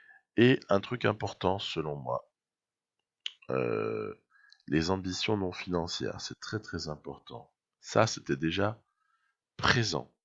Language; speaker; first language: French; native; French